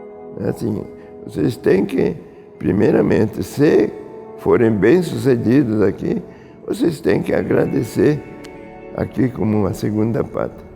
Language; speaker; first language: Portuguese; early bilingual, other home language; Japanese